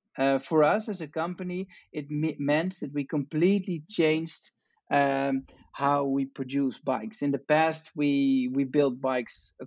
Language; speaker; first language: English; non-native, fluent; Dutch